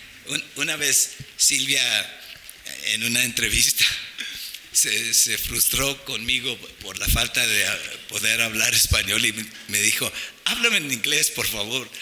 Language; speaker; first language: Spanish; non-native, fluent; English